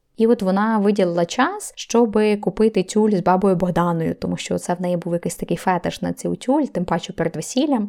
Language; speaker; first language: Ukrainian; native; Ukrainian